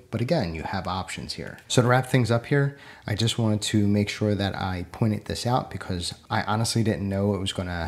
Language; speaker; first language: English; native; English